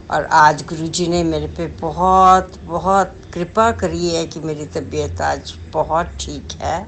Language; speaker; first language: Hindi; non-native, local second language; Punjabi